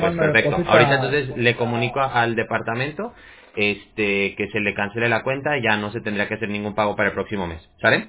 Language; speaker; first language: Spanish; native; Spanish